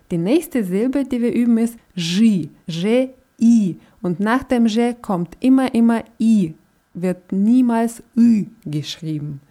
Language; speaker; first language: German; non-native, fluent; Russian